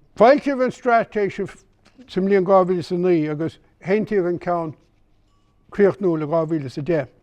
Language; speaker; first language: Irish; native; Irish